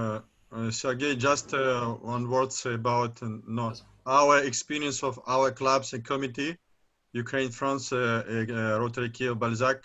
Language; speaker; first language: English; non-native, learner; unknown